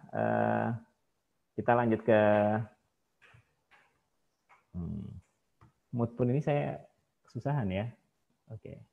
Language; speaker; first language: Indonesian; native; Indonesian